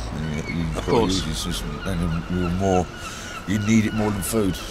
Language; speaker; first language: English; native; English